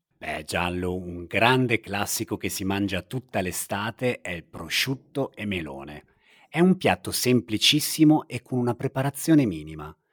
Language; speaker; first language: Italian; native; Italian